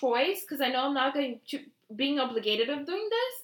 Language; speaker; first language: English; non-native, fluent; Portuguese